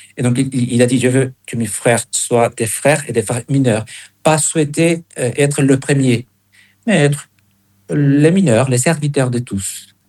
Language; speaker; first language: French; non-native, fluent; Spanish